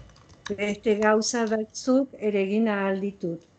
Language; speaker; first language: Basque; non-native, learner; Spanish